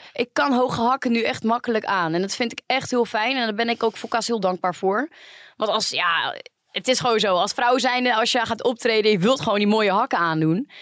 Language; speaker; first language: Dutch; early bilingual, other home language; Greek